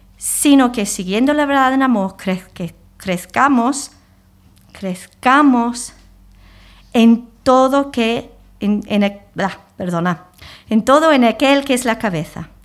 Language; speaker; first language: Spanish; non-native, fluent; English